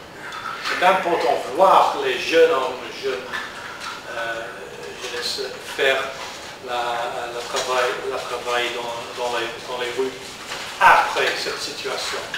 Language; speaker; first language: French; non-native, learner; English